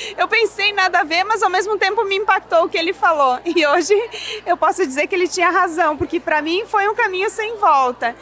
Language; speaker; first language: Portuguese; non-native, local second language; German